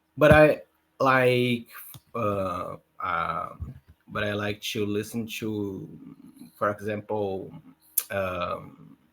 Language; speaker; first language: English; non-native, learner; Portuguese